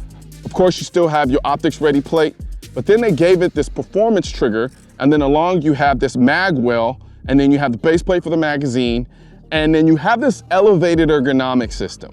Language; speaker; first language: English; native; English